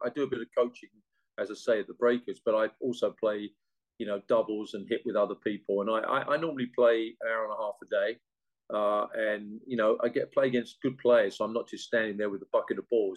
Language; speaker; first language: English; native; English